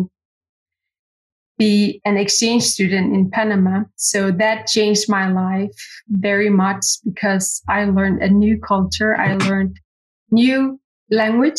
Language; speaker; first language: English; non-native, fluent; Kalaallisut